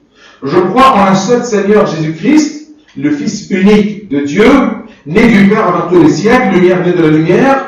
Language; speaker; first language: French; non-native, fluent; Arabic